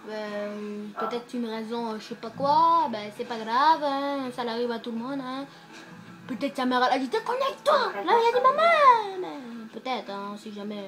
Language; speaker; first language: French; native; French